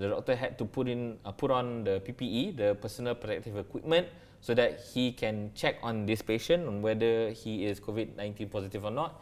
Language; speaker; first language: English; non-native, local second language; Malay